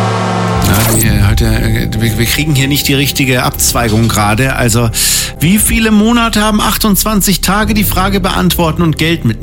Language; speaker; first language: German; native; German